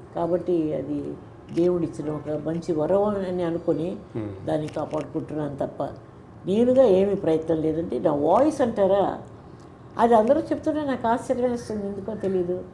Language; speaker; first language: Telugu; native; Telugu